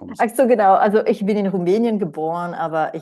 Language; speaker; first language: German; non-native, fluent; Romanian